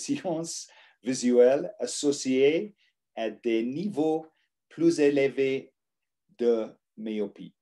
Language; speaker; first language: French; non-native, learner; English